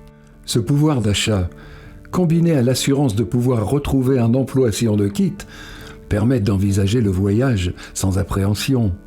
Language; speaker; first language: French; native; French